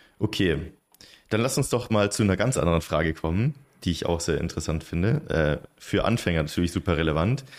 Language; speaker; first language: German; native; German